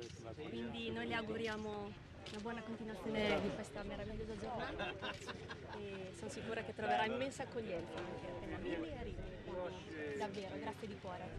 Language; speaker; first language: Italian; native; Italian